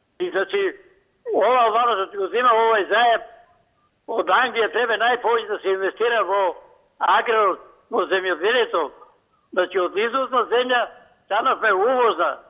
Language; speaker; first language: Macedonian; native; Macedonian